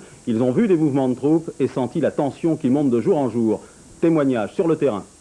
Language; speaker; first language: French; native; French